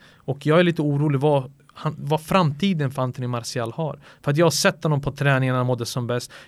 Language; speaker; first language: Swedish; early bilingual, other home language; Bosnian